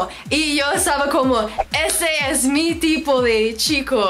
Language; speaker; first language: Spanish; non-native, learner; English